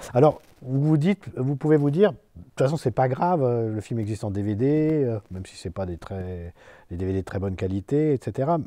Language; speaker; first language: French; native; French